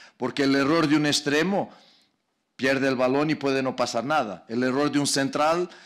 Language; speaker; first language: Spanish; non-native, fluent; Portuguese